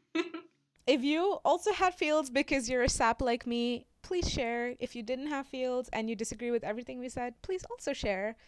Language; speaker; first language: English; non-native, local second language; Hindi